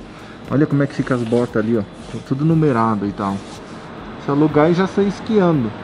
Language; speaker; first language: Portuguese; native; Portuguese